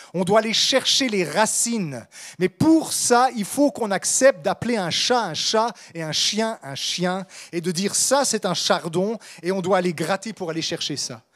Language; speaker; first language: French; native; French